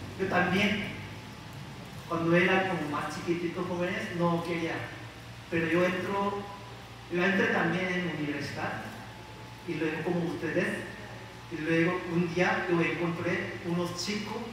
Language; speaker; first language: Spanish; non-native, learner; Korean